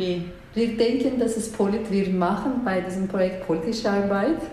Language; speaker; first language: German; non-native, fluent; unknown